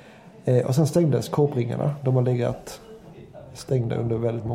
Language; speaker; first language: Swedish; native; Swedish